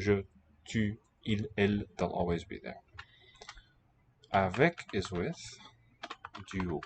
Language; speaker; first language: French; non-native, learner; English